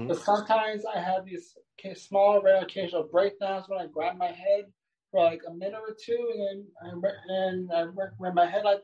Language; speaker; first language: English; native; English